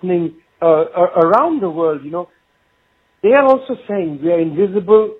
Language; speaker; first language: English; non-native, local second language; Bangla